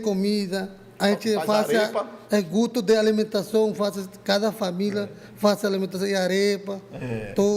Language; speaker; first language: Portuguese; non-native, learner; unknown